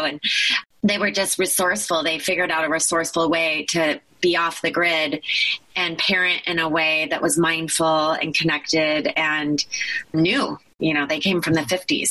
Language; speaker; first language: English; native; English